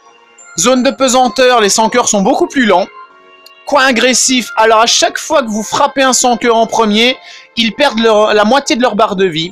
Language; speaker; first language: French; native; French